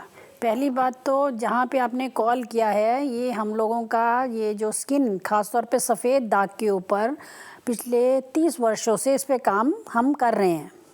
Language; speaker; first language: Hindi; native; Hindi